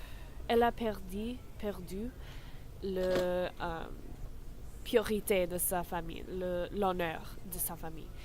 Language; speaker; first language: French; non-native, learner; English